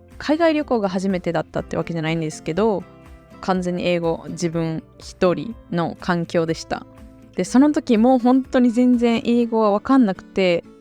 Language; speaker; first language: Japanese; native; Japanese